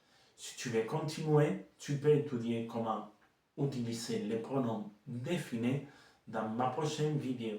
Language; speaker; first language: French; non-native, fluent; Spanish